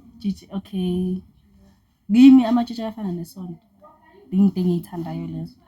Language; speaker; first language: Zulu; non-native, local second language; Xhosa